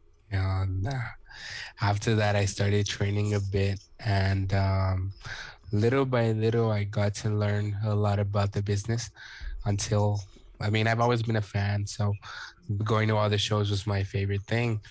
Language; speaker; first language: English; early bilingual, other home language; Spanish